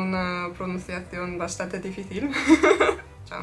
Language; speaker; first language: Spanish; non-native, fluent; Turkish